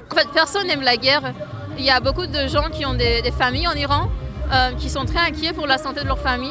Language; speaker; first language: French; early bilingual, other home language; Persian